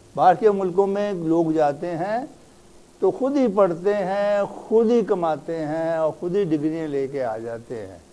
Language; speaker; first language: Urdu; native; Urdu